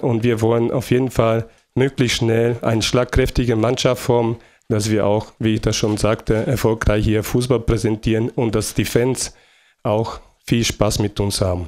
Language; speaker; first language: German; non-native, fluent; Bulgarian